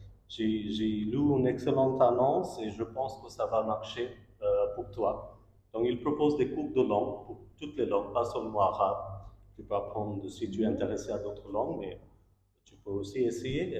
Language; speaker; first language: French; non-native, learner; Bangla